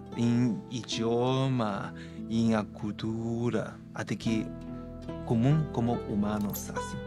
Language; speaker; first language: Portuguese; non-native, fluent; Chinese